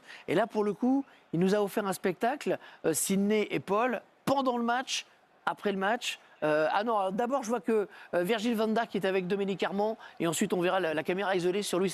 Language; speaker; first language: French; native; French